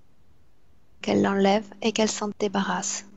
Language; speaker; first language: French; native; French